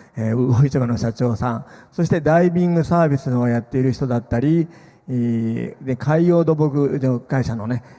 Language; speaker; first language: Japanese; native; Japanese